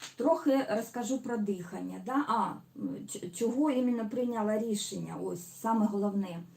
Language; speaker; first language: Ukrainian; non-native, local second language; Russian